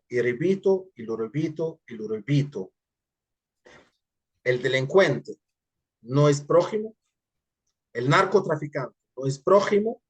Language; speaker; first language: Spanish; non-native, fluent; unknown